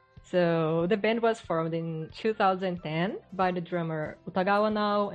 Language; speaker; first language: English; non-native, fluent; Portuguese